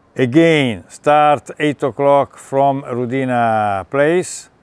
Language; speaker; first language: English; non-native, fluent; Italian